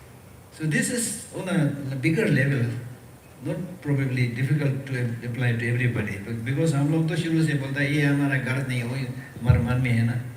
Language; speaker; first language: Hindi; early bilingual, other home language; Tibetan